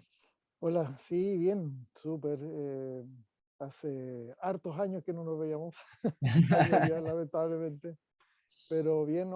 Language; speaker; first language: Spanish; native; Spanish